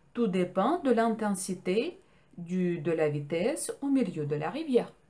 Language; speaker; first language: French; non-native, fluent; Ukrainian